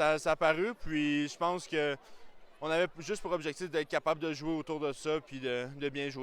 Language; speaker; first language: French; native; French